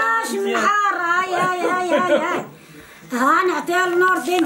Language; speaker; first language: Arabic; non-native, local second language; Central Atlas Tamazight